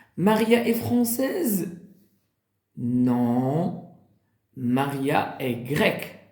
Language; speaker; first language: French; non-native, local second language; Arabic